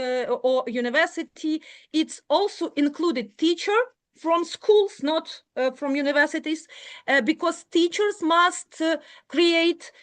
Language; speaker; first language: English; non-native, learner; Ukrainian